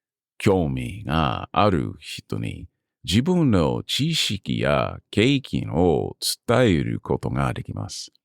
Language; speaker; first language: Japanese; non-native, learner; English